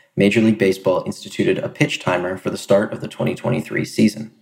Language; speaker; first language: English; native; English